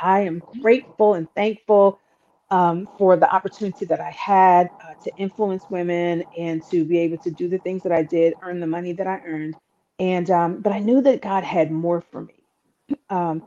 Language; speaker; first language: English; native; English